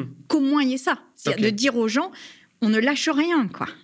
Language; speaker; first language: French; native; French